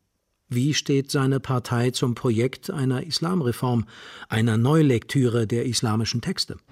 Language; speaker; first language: German; native; German